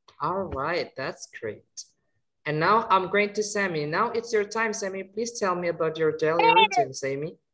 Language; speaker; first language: English; non-native, fluent; Indonesian